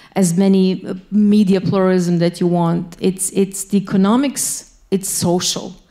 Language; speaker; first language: English; non-native, fluent; Bosnian